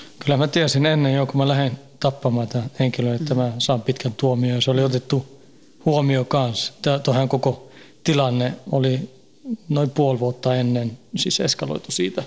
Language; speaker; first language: Finnish; early bilingual, heritage; Finnish